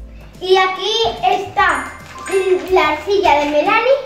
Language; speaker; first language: Spanish; native; Spanish